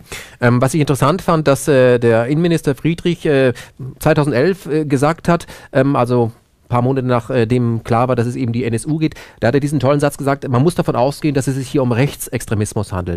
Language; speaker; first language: German; native; German